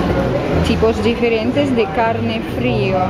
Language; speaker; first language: Spanish; non-native, fluent; Russian